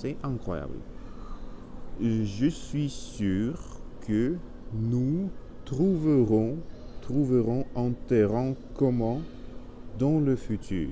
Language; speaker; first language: French; non-native, learner; Spanish